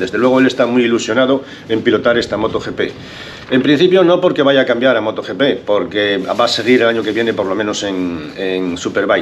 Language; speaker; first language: Spanish; native; Spanish